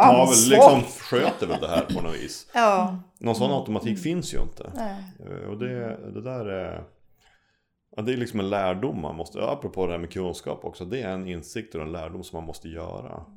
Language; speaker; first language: Swedish; native; Swedish